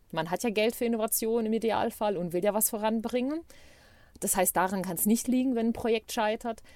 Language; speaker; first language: German; non-native, fluent; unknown